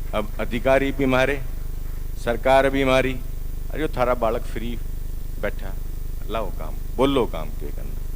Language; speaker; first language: Hindi; native; Hindi